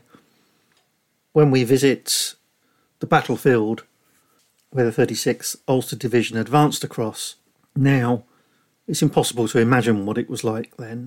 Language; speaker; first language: English; native; English